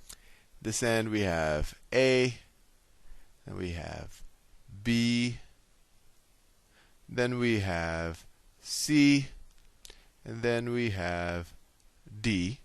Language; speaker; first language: English; native; English